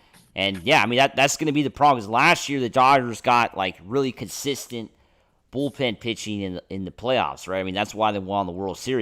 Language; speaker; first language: English; native; English